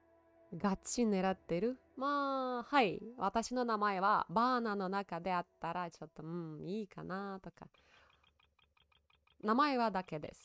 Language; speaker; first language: Japanese; non-native, learner; Russian